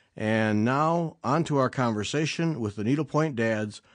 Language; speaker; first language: English; native; English